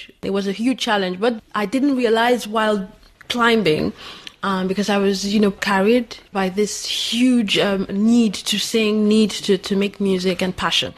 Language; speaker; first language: English; non-native, local second language; Yoruba